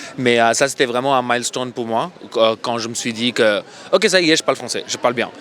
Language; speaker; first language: French; non-native, fluent; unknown